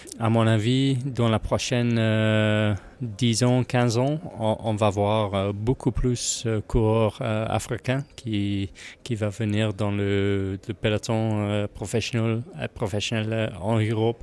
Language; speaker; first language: French; non-native, learner; English